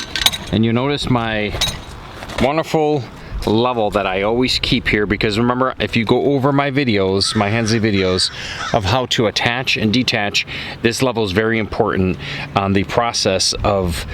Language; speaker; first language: English; native; English